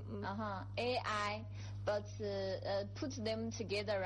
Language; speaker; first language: English; non-native, fluent; Chinese